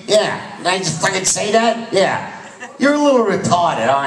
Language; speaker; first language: English; native; English